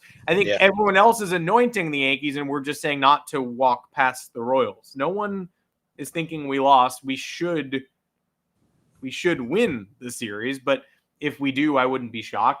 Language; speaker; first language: English; native; English